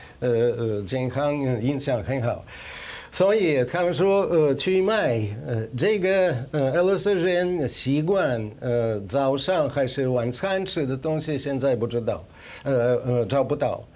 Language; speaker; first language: Chinese; non-native, fluent; Russian